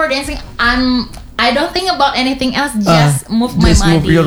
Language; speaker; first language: English; non-native, learner; Indonesian